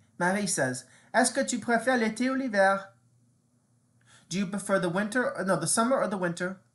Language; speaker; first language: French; non-native, fluent; English